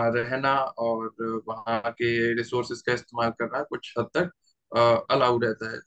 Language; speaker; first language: Hindi; native; Hindi